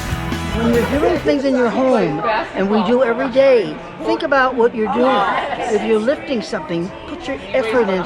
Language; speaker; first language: English; native; English